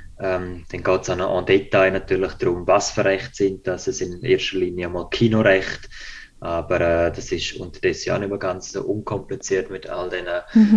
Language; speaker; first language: German; native; German